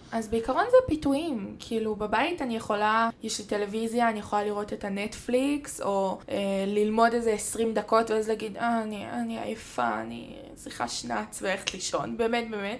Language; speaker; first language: Hebrew; native; Hebrew